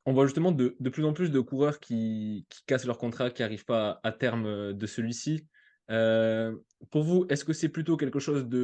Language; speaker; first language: French; native; French